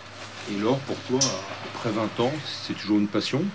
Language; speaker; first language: French; native; French